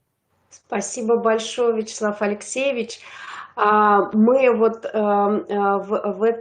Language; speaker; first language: Russian; native; Russian